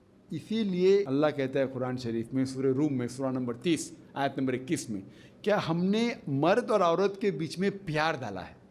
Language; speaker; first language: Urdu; non-native, fluent; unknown